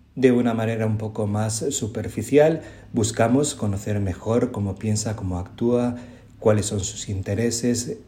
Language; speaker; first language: Spanish; native; Spanish